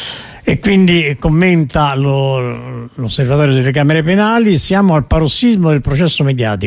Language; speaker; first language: Italian; native; Italian